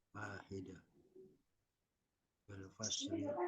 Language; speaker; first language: Arabic; non-native, learner; Indonesian